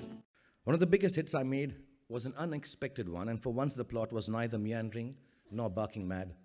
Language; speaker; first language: English; non-native, local second language; Hindi